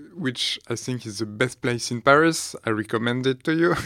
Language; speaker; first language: English; non-native, fluent; French